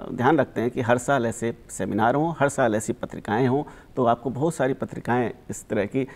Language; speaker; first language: Hindi; native; Hindi